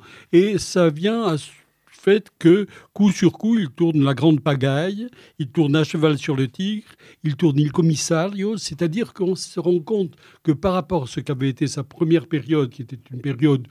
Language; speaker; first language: French; native; French